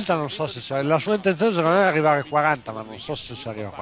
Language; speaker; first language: Italian; native; Italian